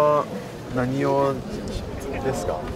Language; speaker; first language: Japanese; non-native, fluent; Chinese